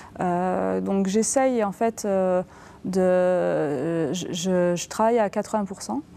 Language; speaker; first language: French; native; French